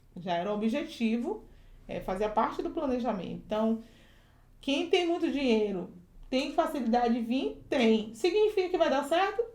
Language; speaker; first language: Portuguese; native; Portuguese